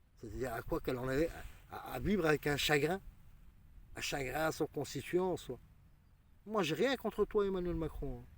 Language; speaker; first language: French; early bilingual, other home language; Arabic